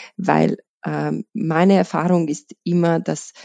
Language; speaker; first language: German; non-native, fluent; Bosnian